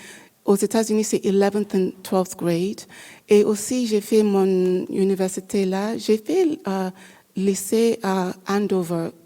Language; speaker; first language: French; non-native, learner; English